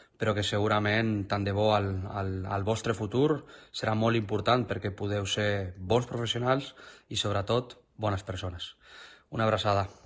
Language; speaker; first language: Catalan; non-native, local second language; Spanish